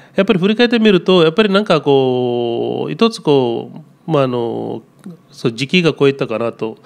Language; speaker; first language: Japanese; non-native, fluent; Telugu